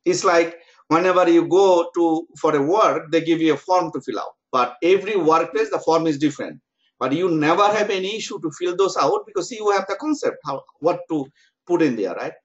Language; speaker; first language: English; non-native, local second language; Bangla